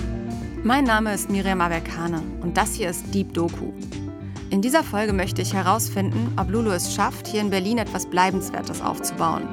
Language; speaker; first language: German; native; German